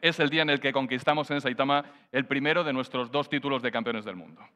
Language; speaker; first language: Spanish; native; Spanish